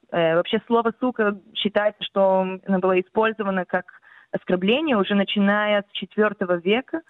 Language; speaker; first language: Russian; early bilingual, heritage; Russian